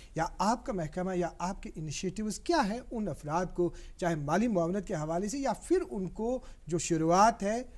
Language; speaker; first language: Hindi; non-native, local second language; Kashmiri